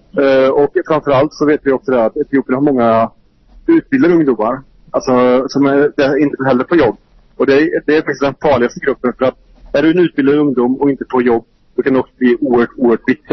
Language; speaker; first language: Swedish; native; Swedish